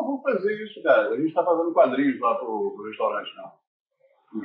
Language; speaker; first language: Portuguese; native; Portuguese